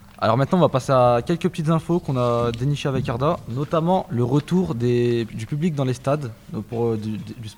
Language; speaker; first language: French; native; French